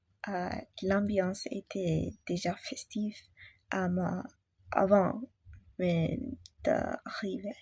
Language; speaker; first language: French; non-native, learner; English